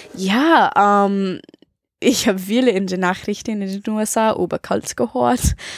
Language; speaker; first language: German; non-native, learner; English